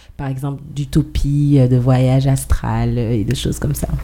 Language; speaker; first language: French; native; French